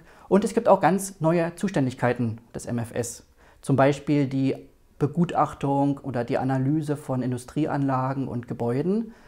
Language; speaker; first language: German; native; German